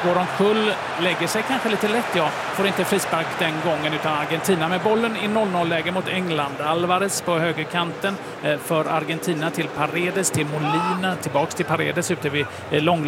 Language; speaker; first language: Swedish; native; Swedish